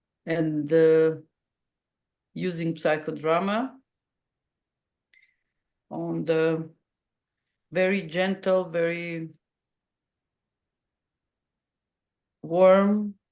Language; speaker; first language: English; non-native, fluent; Macedonian